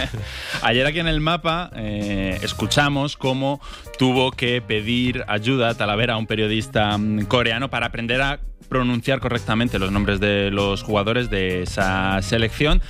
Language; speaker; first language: Spanish; native; Spanish